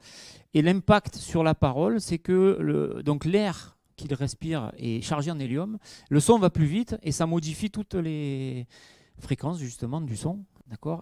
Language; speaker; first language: French; native; French